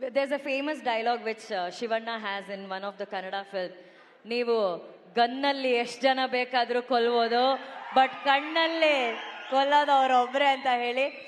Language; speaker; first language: Kannada; native; Kannada